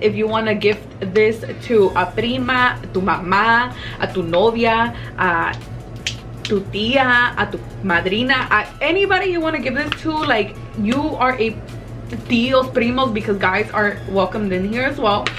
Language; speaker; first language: English; early bilingual, other home language; Spanish